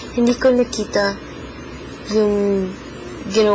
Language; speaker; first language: Filipino; early bilingual, heritage; English